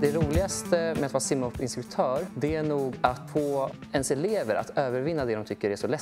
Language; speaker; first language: Swedish; native; Swedish